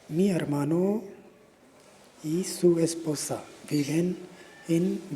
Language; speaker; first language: Spanish; non-native, learner; Urdu